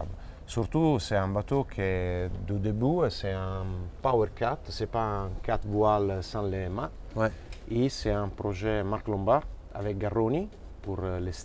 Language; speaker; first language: French; non-native, fluent; Italian